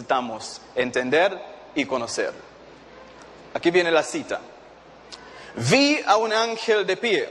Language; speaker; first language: Spanish; non-native, fluent; English